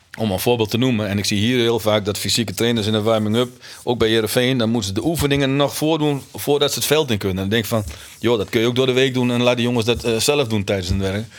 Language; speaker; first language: Dutch; native; Dutch